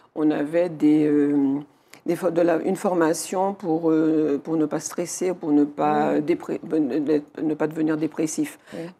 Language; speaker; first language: French; native; French